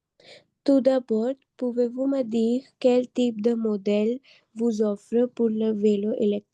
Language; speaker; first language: French; non-native, learner; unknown